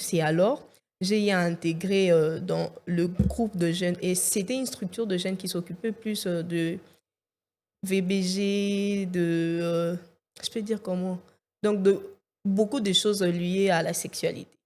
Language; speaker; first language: French; non-native, local second language; Lingala